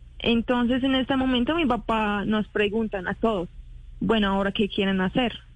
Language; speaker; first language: Spanish; non-native, learner; Arabic